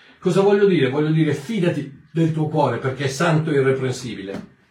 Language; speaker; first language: Italian; native; Italian